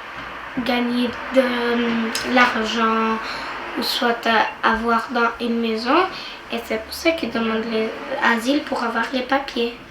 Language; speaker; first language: French; early bilingual, other home language; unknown